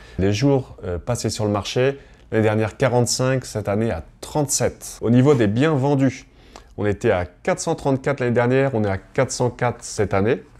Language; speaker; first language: French; native; French